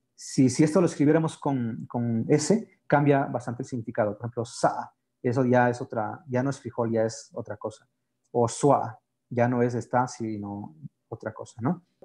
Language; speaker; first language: Spanish; native; Spanish